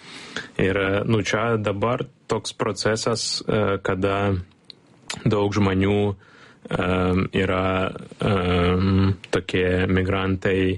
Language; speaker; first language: Lithuanian; non-native, learner; Ukrainian